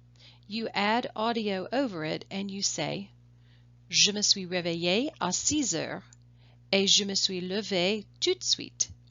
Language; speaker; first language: French; non-native, fluent; English